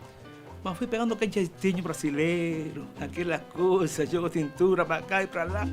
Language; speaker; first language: Portuguese; non-native, fluent; Spanish